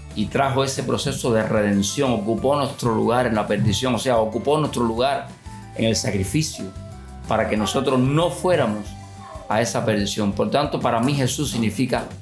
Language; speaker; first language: Spanish; native; Spanish